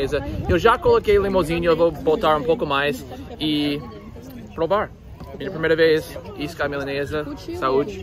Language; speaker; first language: Portuguese; non-native, fluent; English